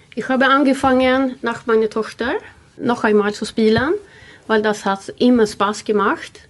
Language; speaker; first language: German; non-native, learner; Swedish